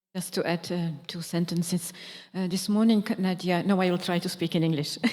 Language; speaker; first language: English; non-native, fluent; Czech